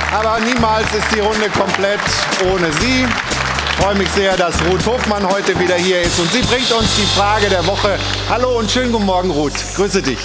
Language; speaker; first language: German; native; German